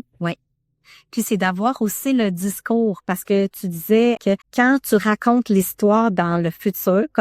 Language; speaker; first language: French; native; French